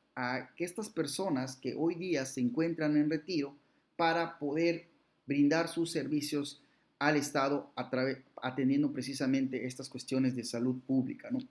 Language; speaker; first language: Spanish; native; Spanish